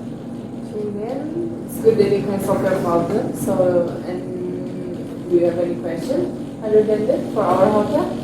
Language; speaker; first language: English; non-native, learner; Indonesian